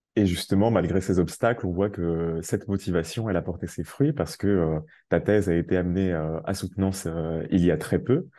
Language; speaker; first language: French; native; French